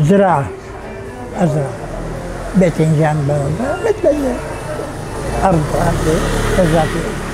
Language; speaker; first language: Arabic; native; Arabic